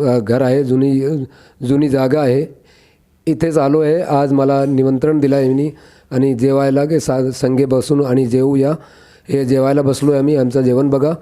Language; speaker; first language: Marathi; non-native, local second language; Urdu